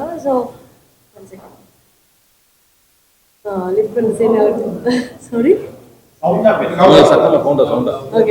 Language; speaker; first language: Tamil; non-native, learner; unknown